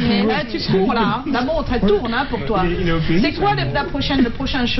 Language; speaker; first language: French; native; French